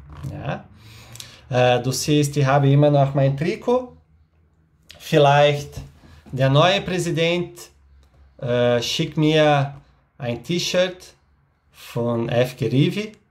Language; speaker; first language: German; non-native, learner; Portuguese